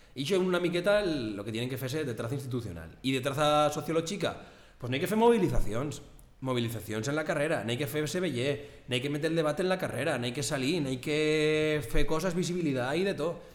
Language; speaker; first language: Spanish; native; Spanish